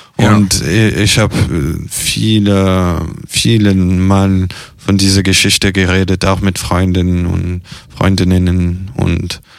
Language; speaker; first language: German; non-native, fluent; Italian